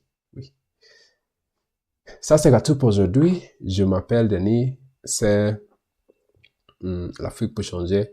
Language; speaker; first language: French; non-native, learner; English